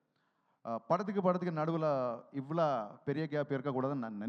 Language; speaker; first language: Tamil; non-native, learner; Telugu